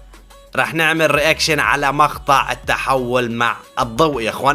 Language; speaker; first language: Arabic; native; Arabic